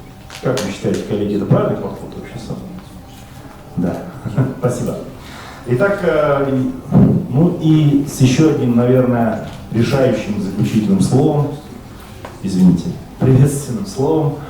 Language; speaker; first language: Russian; native; Russian